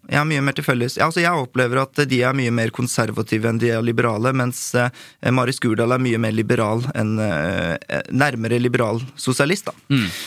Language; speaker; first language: Norwegian; early bilingual, other home language; Korean